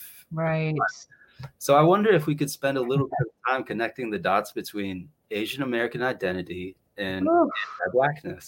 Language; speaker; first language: English; native; English